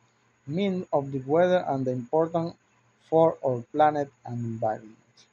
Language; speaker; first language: English; non-native, learner; Spanish